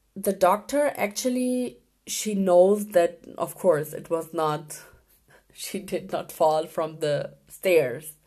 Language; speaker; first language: English; non-native, fluent; Urdu